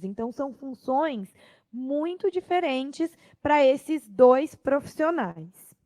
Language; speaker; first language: Portuguese; native; Portuguese